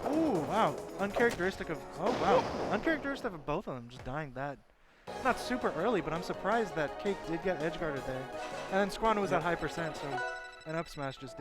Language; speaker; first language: English; native; English